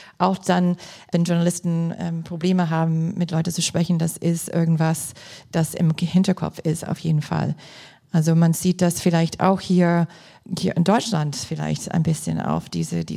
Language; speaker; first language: German; non-native, fluent; English